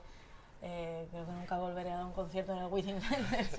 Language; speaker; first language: Spanish; native; Spanish